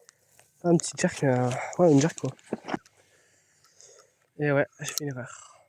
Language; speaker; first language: French; native; French